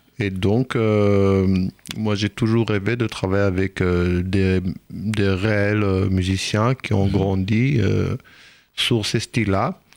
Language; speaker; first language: French; non-native, fluent; Hebrew